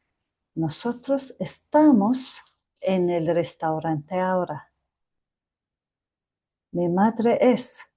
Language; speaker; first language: Spanish; non-native, fluent; Mongolian